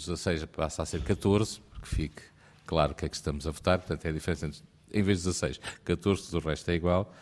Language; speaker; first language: Portuguese; native; Portuguese